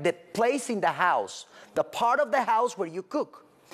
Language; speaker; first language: English; non-native, fluent; Spanish